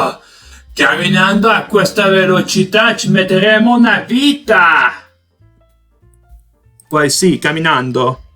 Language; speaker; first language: Italian; non-native, learner; Portuguese